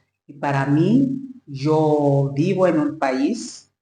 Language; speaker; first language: Spanish; non-native, learner; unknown